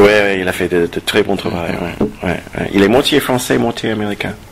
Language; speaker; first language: French; non-native, fluent; English